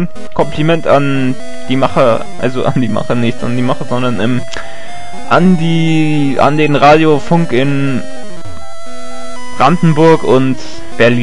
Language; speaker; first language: German; native; German